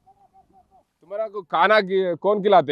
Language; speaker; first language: Hindi; non-native, local second language; Telugu